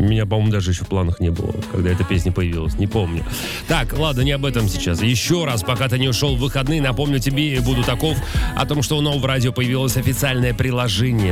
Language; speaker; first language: Russian; native; Russian